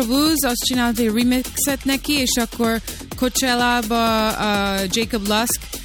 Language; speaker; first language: Hungarian; early bilingual, heritage; Hungarian